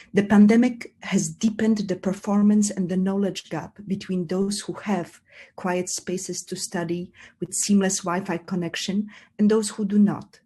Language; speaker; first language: English; non-native, fluent; Polish